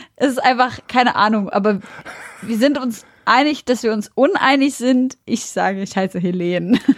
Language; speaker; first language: German; early bilingual, other home language; Arabic